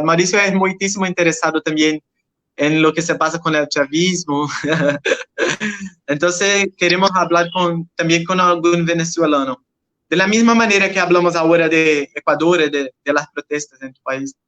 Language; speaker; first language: Spanish; non-native, learner; Portuguese